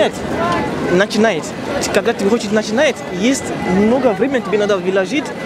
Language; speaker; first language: Russian; non-native, learner; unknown